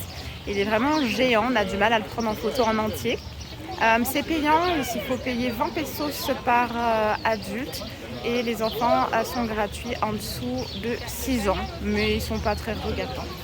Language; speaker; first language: French; native; French